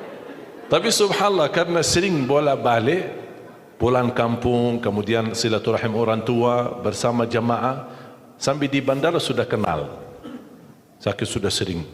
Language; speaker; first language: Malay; non-native, fluent; Arabic